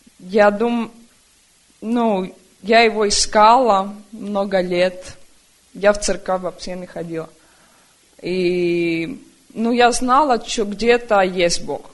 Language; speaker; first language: Russian; early bilingual, heritage; Russian